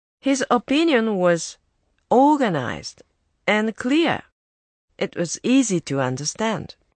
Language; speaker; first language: English; non-native, fluent; Japanese